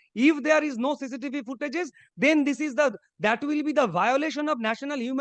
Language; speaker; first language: English; non-native, local second language; Bangla